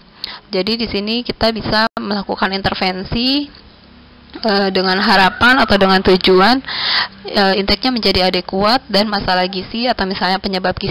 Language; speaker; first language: Indonesian; native; Indonesian